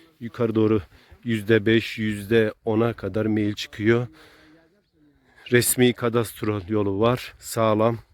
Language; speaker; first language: Turkish; native; Turkish